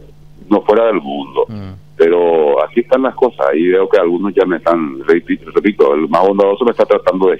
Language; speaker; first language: Spanish; native; Spanish